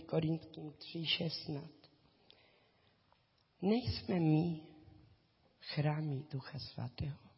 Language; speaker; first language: Czech; non-native, learner; Spanish